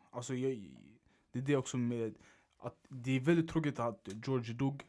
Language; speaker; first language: Swedish; early bilingual, other home language; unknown